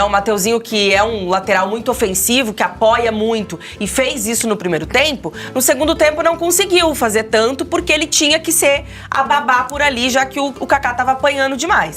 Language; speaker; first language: Portuguese; native; Portuguese